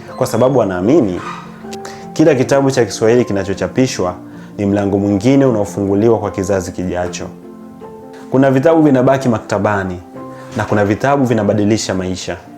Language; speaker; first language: Swahili; native; Swahili